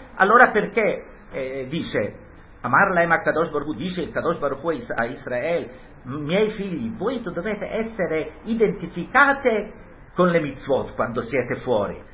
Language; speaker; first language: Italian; early bilingual, heritage; Hebrew